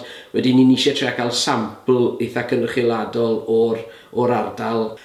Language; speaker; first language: Welsh; native; Welsh